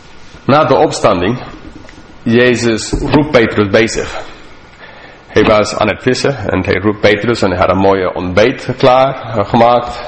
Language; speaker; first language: Dutch; non-native, fluent; English